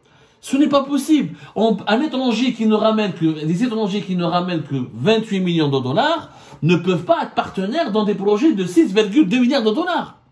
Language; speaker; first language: French; non-native, local second language; Arabic